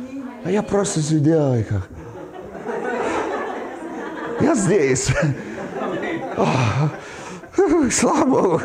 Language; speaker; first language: Russian; non-native, fluent; English